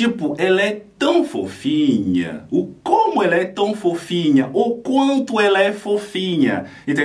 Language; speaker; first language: Portuguese; non-native, fluent; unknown